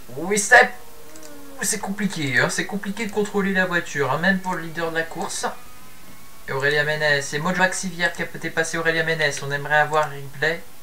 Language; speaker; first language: French; native; French